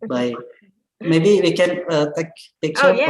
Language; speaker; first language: English; non-native, learner; Indonesian